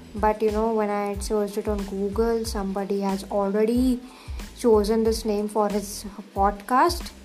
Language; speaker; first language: English; non-native, local second language; Hindi